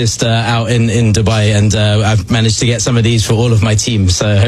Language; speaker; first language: English; native; English